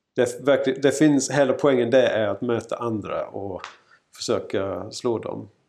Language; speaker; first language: Swedish; non-native, fluent; English